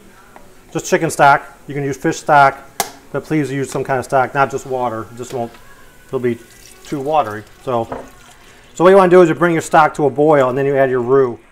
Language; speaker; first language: English; native; English